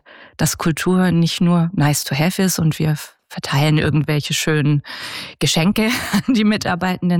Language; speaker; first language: German; native; German